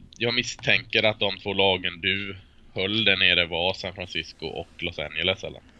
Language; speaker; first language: Swedish; native; Swedish